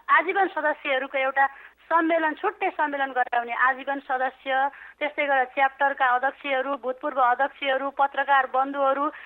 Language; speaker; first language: Nepali; native; Nepali